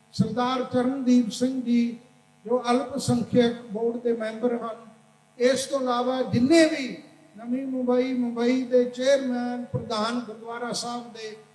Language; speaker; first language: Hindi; non-native, local second language; Punjabi